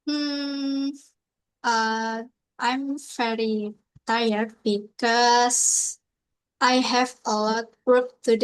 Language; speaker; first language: English; non-native, learner; Indonesian